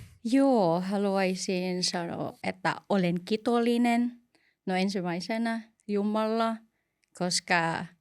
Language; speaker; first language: Finnish; non-native, learner; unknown